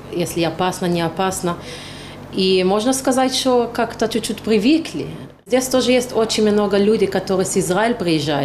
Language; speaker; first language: Russian; non-native, local second language; Ukrainian